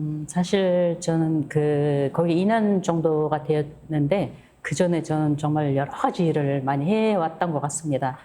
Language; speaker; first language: Korean; non-native, fluent; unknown